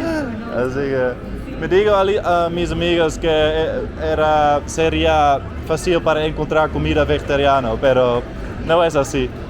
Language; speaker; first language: Spanish; non-native, learner; Dutch